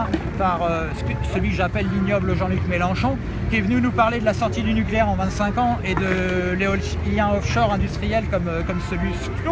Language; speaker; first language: French; native; French